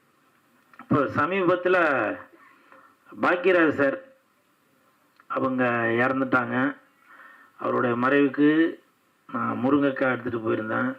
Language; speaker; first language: Tamil; native; Tamil